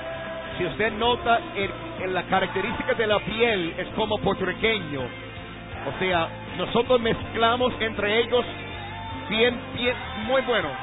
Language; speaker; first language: Spanish; non-native, fluent; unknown